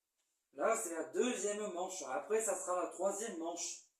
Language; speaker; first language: French; native; French